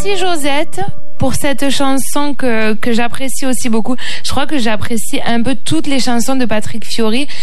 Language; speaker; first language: French; native; French